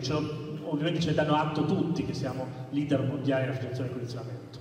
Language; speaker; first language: Italian; native; Italian